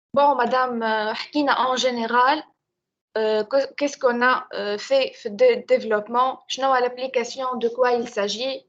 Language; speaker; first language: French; non-native, learner; Arabic